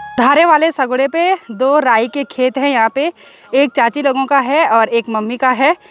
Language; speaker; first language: Hindi; non-native, local second language; Garhwali